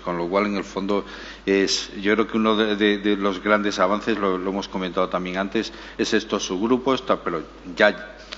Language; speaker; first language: Spanish; native; Spanish